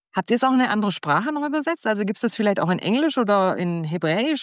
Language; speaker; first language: German; native; German